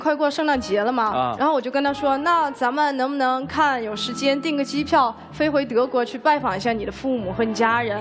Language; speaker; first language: Chinese; native; Chinese